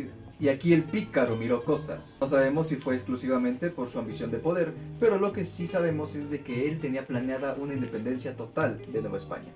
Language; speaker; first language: Spanish; native; Spanish